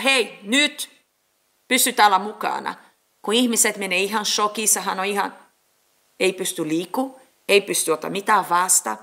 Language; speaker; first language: Finnish; non-native, learner; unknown